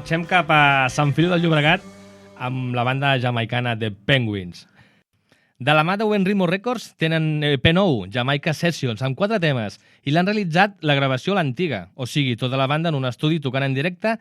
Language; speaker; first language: Catalan; native; Catalan